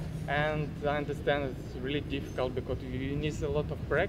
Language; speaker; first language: English; non-native, learner; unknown